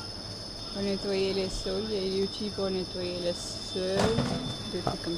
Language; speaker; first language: French; non-native, fluent; Hindi